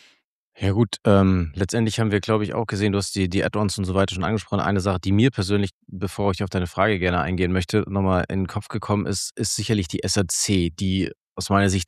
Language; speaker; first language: German; native; German